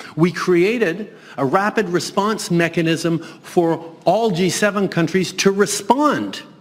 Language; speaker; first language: English; early bilingual, other home language; French